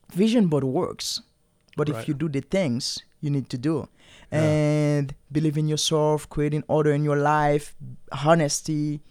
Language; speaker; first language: English; non-native, fluent; Haitian Creole